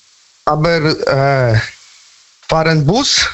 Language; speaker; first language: German; non-native, learner; Polish